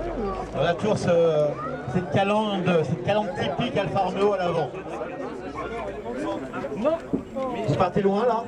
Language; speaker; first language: French; native; French